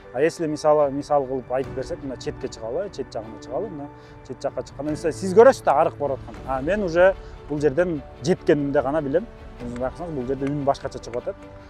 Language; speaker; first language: Kyrgyz; native; Kyrgyz